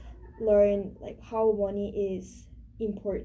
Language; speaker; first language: English; non-native, learner; Korean